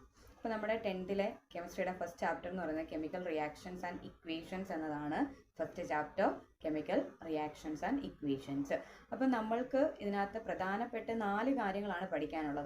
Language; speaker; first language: Malayalam; native; Malayalam